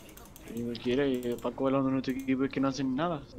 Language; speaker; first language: Spanish; native; Spanish